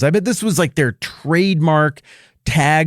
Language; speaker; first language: English; native; English